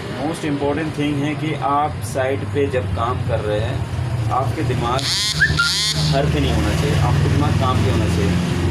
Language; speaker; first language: Hindi; native; Hindi